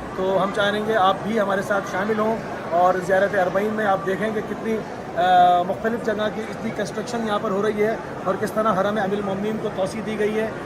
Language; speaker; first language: Urdu; native; Urdu